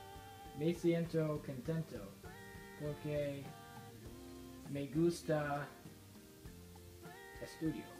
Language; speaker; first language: Spanish; non-native, learner; English